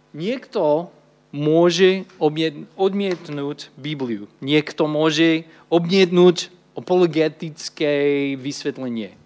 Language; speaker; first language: Slovak; non-native, fluent; English